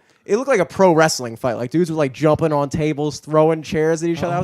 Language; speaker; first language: English; native; English